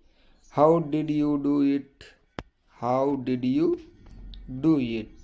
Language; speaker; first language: English; non-native, local second language; Kannada